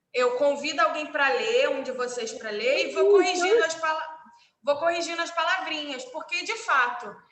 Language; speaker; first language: Portuguese; native; Portuguese